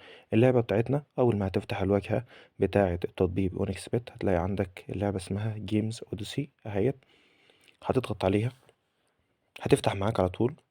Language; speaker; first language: Arabic; native; Arabic